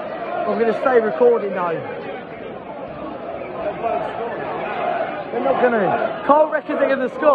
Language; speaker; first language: English; native; English